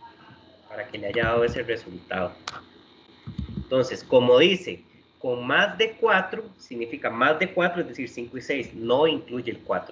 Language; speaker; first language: Spanish; native; Spanish